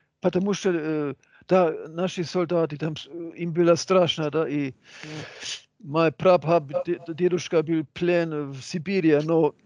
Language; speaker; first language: Russian; non-native, fluent; German